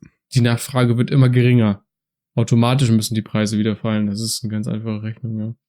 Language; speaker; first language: German; native; German